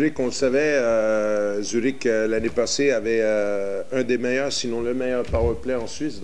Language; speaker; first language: French; native; French